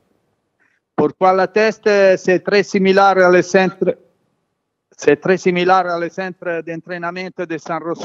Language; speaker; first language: French; non-native, learner; Italian